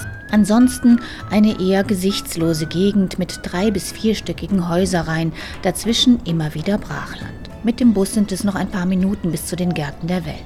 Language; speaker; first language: German; native; German